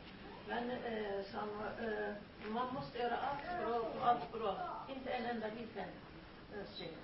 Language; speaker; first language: Swedish; non-native, learner; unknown